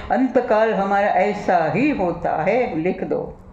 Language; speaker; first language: Hindi; non-native, local second language; Gujarati